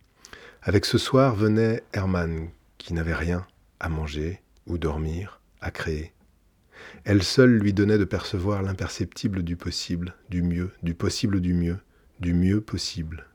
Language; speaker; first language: French; native; French